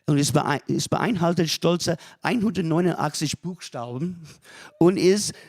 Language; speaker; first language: German; non-native, fluent; English